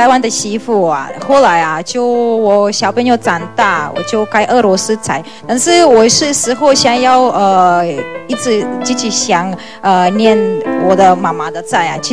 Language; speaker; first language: Chinese; non-native, learner; Russian